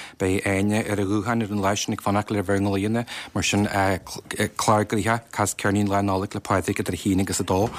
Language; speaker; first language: Irish; native; Irish